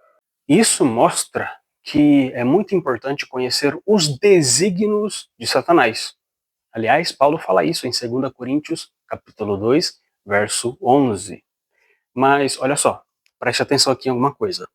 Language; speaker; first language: Portuguese; native; Portuguese